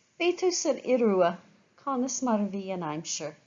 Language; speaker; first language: Irish; non-native, local second language; English